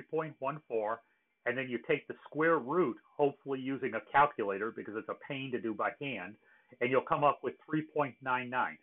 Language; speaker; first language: English; native; English